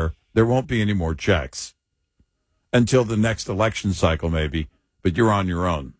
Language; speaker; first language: English; native; English